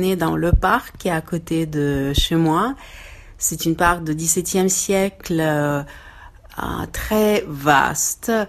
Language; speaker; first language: French; non-native, fluent; Russian